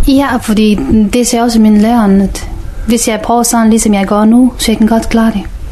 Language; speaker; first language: Danish; non-native, learner; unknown